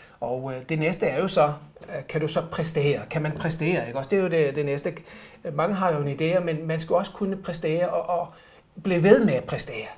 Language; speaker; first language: Danish; native; Danish